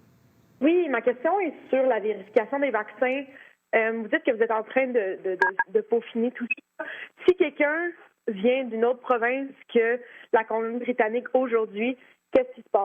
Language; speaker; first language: French; native; French